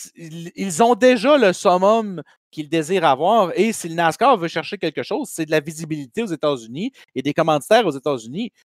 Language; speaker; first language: French; native; French